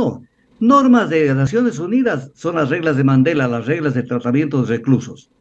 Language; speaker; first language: Spanish; native; Spanish